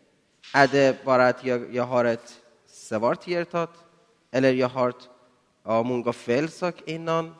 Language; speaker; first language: Swedish; non-native, learner; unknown